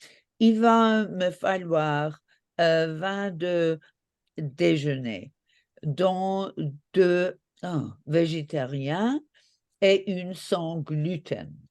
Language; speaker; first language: French; non-native, learner; English